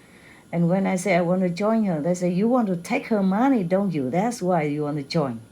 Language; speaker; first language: English; non-native, fluent; Vietnamese